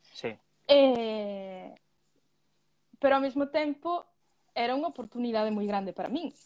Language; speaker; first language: Galician; early bilingual, other home language; Spanish